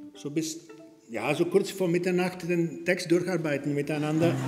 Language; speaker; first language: German; native; German